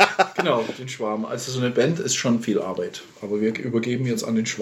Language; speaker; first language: German; native; German